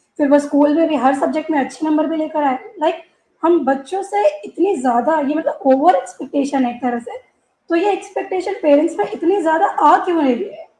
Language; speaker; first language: Hindi; native; Hindi